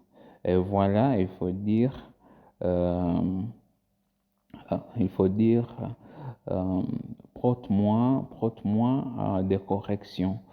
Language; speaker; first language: French; non-native, learner; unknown